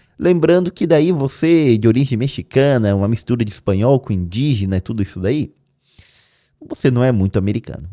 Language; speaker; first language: Portuguese; native; Portuguese